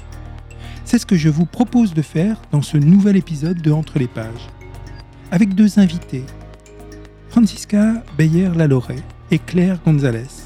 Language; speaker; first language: French; native; French